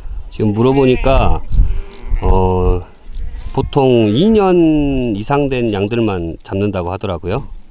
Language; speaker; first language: Korean; native; Korean